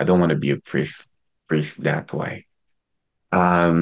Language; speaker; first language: English; non-native, local second language; French